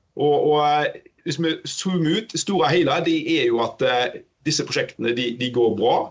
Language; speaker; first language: Norwegian; native; Norwegian